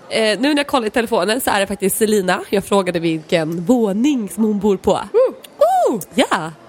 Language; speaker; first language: Swedish; early bilingual, other home language; Polish